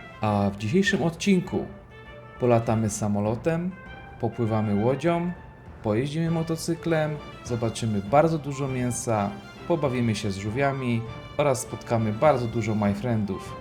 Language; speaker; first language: Polish; native; Polish